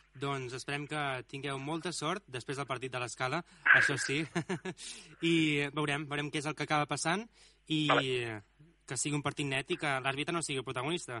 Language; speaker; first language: Catalan; native; Catalan